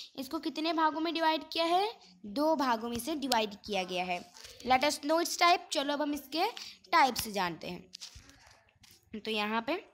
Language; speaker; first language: Hindi; non-native, local second language; Gujarati